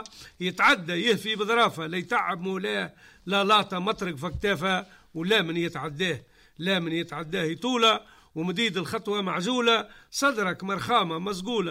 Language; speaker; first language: Arabic; native; Arabic